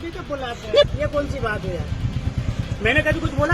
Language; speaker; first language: Hindi; native; Hindi